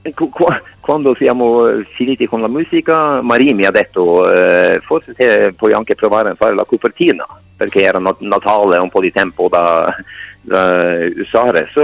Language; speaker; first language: Italian; non-native, fluent; Norwegian